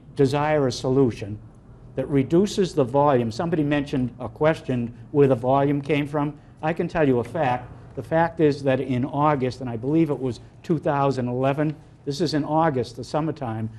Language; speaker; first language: English; native; English